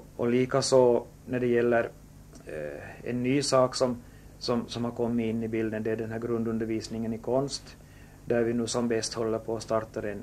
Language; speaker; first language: Swedish; native; Swedish